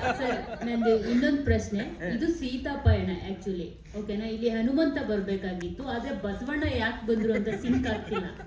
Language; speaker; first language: Kannada; native; Kannada